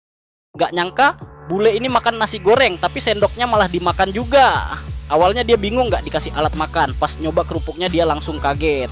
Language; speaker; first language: Indonesian; native; Indonesian